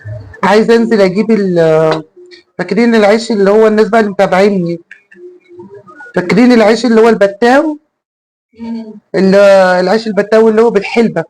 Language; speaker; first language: Arabic; native; Arabic